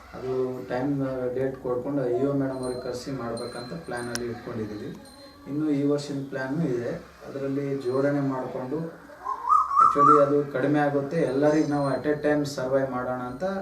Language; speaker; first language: Kannada; non-native, local second language; Lambadi